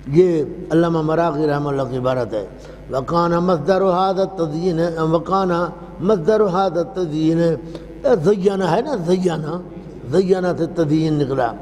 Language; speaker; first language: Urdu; non-native, local second language; Saraiki